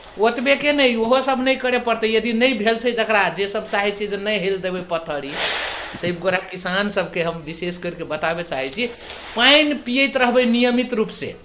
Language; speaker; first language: Maithili; non-native, local second language; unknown